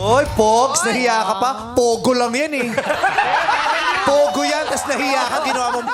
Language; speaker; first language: Filipino; native; Filipino